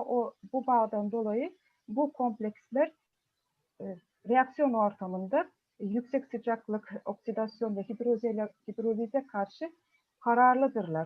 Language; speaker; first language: Turkish; non-native, fluent; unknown